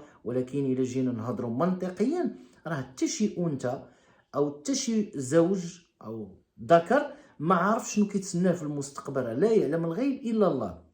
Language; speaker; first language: Arabic; native; Arabic